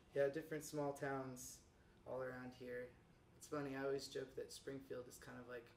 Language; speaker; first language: English; native; English